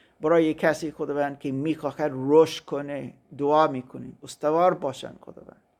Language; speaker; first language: Persian; non-native, learner; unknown